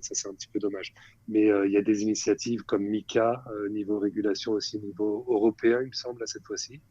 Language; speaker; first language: French; native; French